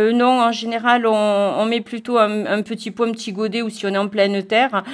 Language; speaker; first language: French; native; French